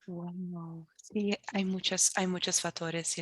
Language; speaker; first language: Spanish; non-native, fluent; Portuguese